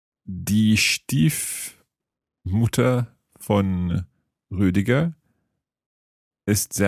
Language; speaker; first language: German; non-native, fluent; English